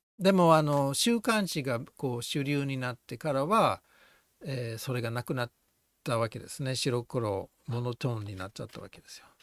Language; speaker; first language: Japanese; non-native, fluent; English